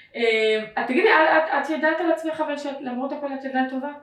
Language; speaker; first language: Hebrew; native; Hebrew